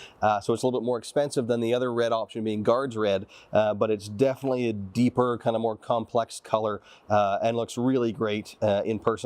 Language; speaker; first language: English; native; English